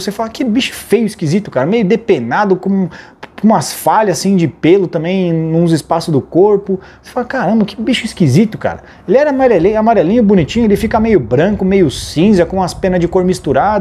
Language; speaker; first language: Portuguese; native; Portuguese